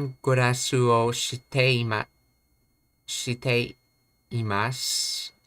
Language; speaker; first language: Japanese; non-native, learner; English